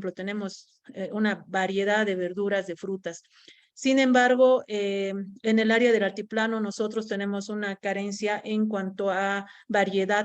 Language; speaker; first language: Spanish; native; Spanish